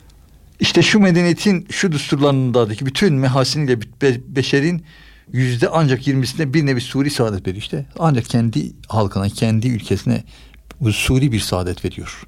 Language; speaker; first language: Turkish; native; Turkish